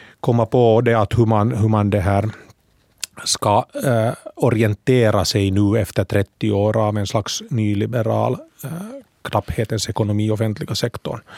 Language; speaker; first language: Swedish; native; Swedish